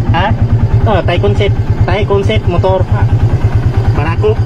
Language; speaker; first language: English; non-native, learner; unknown